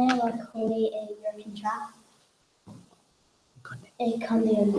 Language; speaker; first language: Irish; non-native, learner; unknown